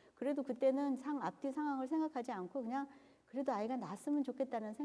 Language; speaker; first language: Korean; native; Korean